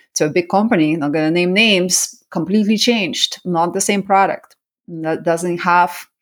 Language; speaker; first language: English; early bilingual, other home language; Russian